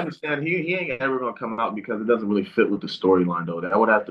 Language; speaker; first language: English; native; English